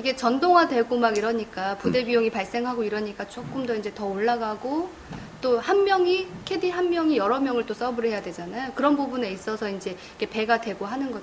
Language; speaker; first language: Korean; native; Korean